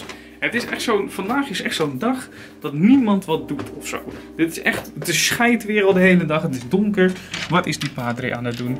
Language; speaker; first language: Dutch; native; Dutch